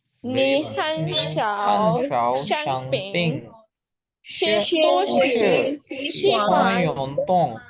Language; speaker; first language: Chinese; non-native, learner; Urdu